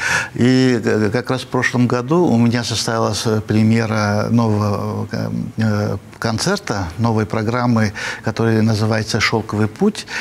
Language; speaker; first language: Russian; non-native, fluent; Armenian